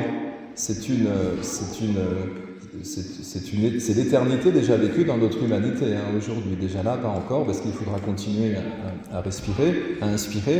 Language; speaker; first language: French; native; French